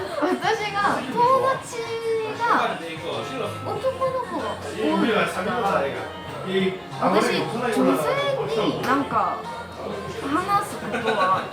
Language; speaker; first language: Japanese; non-native, learner; Korean